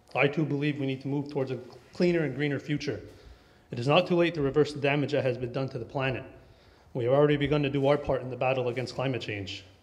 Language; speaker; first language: English; native; English